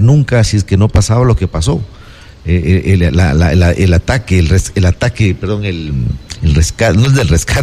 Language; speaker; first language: Spanish; native; Spanish